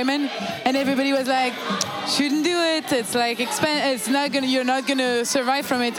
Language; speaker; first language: English; non-native, fluent; French